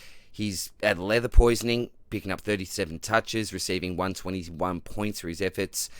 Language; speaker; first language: English; native; English